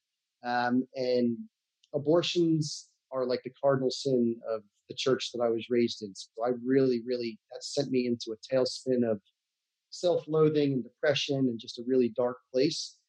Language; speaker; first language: English; native; English